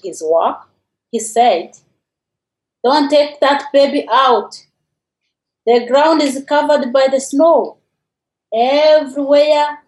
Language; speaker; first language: English; non-native, local second language; Kinyarwanda